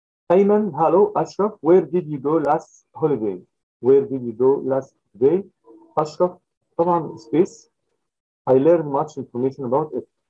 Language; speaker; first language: English; non-native, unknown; Arabic